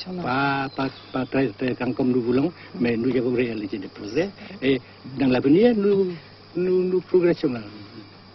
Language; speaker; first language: French; non-native, fluent; Vietnamese